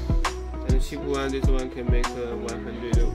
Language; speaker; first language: English; non-native, learner; Chinese